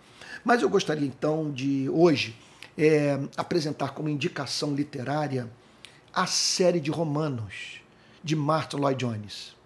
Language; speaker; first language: Portuguese; native; Portuguese